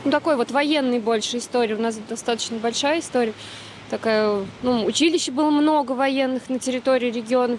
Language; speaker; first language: Russian; native; Russian